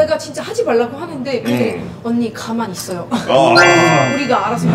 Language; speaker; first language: Korean; non-native, fluent; Arabic